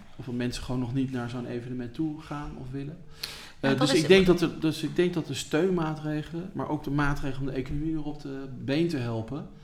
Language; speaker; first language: Dutch; native; Dutch